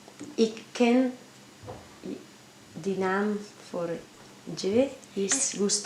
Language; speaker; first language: Dutch; non-native, learner; Spanish